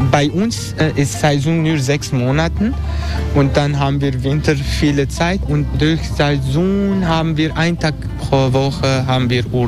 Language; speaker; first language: German; non-native, learner; Turkish